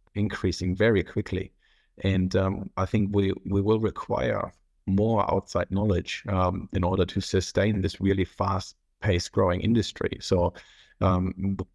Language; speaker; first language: English; non-native, fluent; German